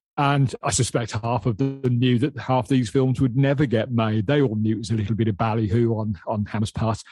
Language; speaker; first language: English; native; English